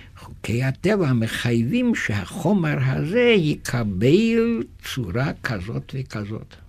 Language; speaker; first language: Hebrew; non-native, fluent; German